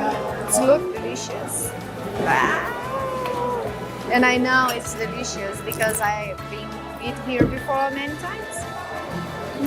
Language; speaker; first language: English; non-native, learner; Portuguese